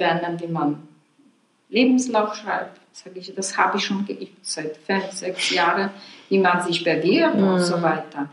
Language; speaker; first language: German; non-native, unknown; Polish